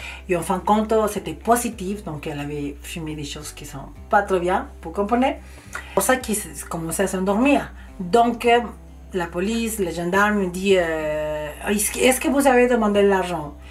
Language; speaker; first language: French; non-native, fluent; Spanish